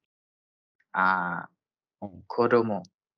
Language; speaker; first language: Japanese; non-native, learner; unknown